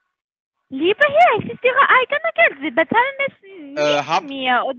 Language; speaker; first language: German; non-native, learner; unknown